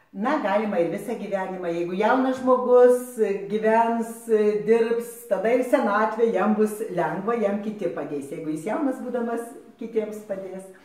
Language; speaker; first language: Lithuanian; native; Lithuanian